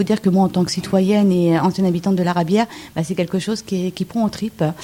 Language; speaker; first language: French; native; French